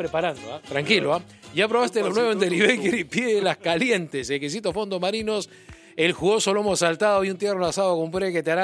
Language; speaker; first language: Spanish; native; Spanish